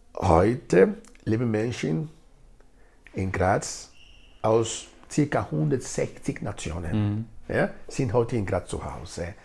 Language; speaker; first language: German; non-native, fluent; Bini